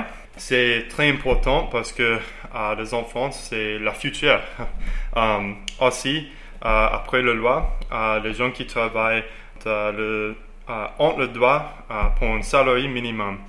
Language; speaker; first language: French; non-native, learner; English